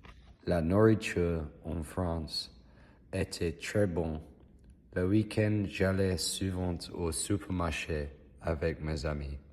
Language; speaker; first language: French; non-native, learner; English